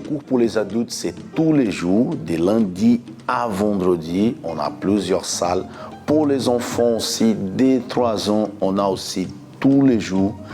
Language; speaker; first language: French; non-native, fluent; Portuguese